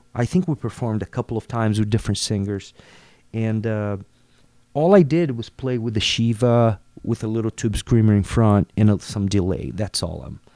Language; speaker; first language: English; non-native, fluent; Portuguese